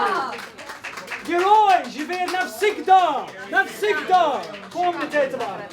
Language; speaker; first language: Russian; non-native, learner; English